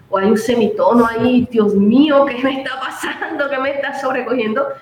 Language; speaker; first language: Spanish; native; Spanish